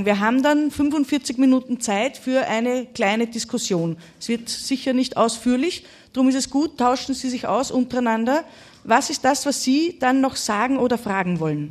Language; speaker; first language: German; native; German